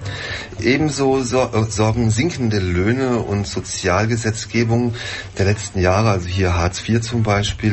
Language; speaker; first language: German; native; German